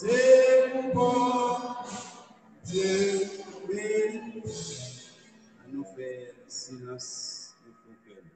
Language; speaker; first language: French; non-native, local second language; Haitian Creole